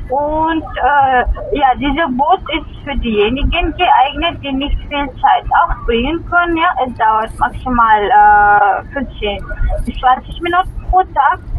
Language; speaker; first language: German; non-native, learner; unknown